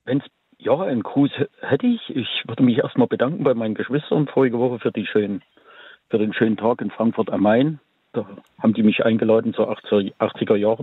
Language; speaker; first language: German; native; German